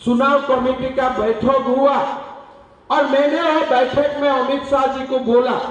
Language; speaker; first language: Hindi; non-native, local second language; Bangla